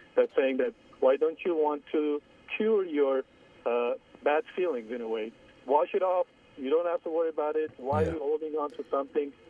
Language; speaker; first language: English; non-native, fluent; Armenian